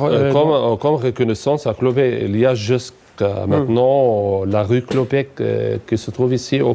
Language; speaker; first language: French; non-native, fluent; Arabic